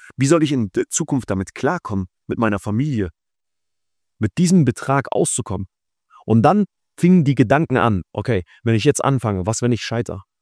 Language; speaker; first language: German; early bilingual, other home language; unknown